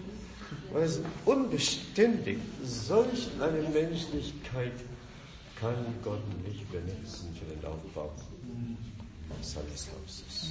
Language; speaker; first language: German; non-native, fluent; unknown